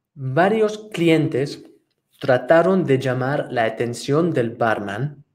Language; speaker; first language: Spanish; non-native, fluent; English